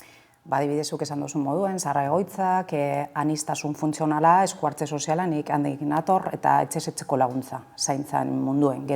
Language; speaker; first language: Basque; native; Basque